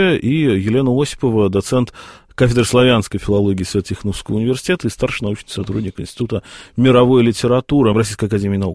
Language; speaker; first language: Russian; native; Russian